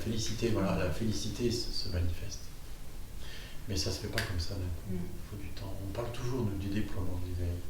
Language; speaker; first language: French; native; French